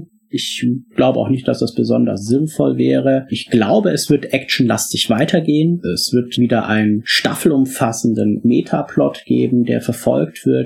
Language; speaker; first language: German; native; German